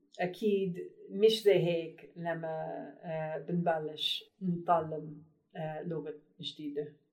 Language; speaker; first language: Arabic; non-native, learner; English